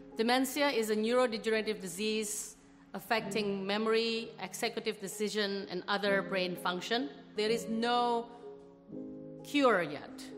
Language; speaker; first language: English; non-native, fluent; Indonesian